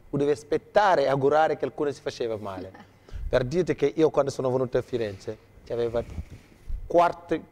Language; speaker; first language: Italian; non-native, fluent; Wolof